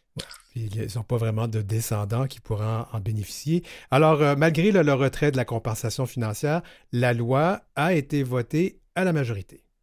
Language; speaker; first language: French; native; French